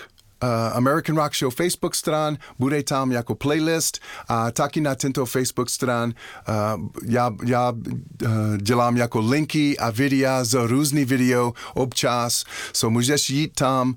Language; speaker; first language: Czech; non-native, learner; English